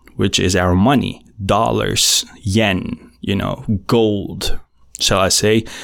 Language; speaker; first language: English; non-native, local second language; Filipino